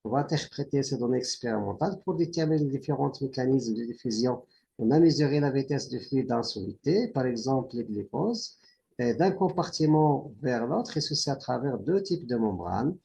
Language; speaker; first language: French; non-native, local second language; Arabic